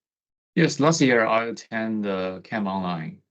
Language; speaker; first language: English; non-native, fluent; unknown